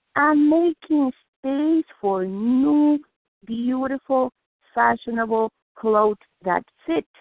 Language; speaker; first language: English; non-native, fluent; Spanish